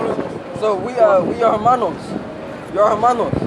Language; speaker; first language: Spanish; non-native, learner; English